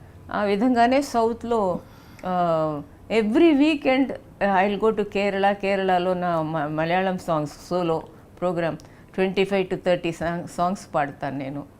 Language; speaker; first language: Telugu; non-native, local second language; Tamil